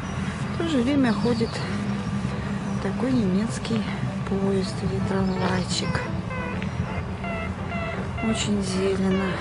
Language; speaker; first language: Russian; native; Russian